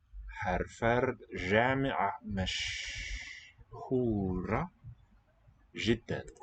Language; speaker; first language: Arabic; non-native, learner; English